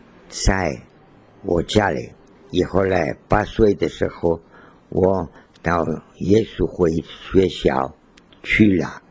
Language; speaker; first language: Chinese; non-native, learner; Spanish